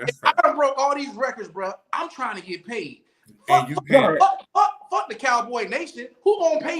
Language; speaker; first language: English; native; English